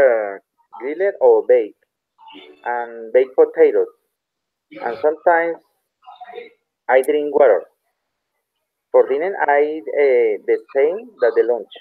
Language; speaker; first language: English; non-native, learner; Spanish